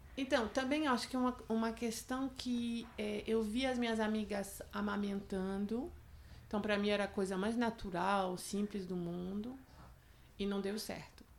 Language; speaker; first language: Portuguese; non-native, fluent; French